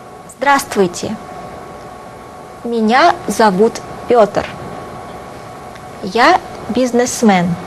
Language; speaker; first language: Russian; non-native, fluent; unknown